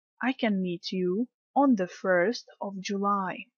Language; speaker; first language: English; non-native, fluent; Czech